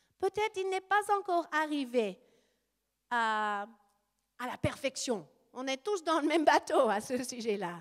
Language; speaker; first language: French; non-native, fluent; English